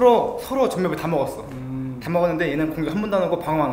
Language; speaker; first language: Korean; native; Korean